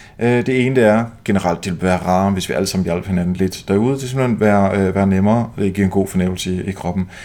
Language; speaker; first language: Danish; native; Danish